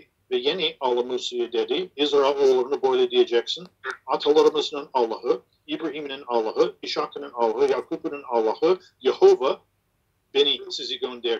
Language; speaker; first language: Turkish; non-native, fluent; English